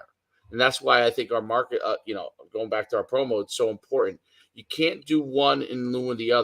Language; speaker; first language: English; native; English